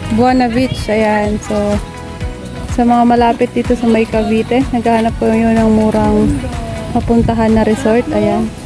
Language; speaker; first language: Filipino; native; Filipino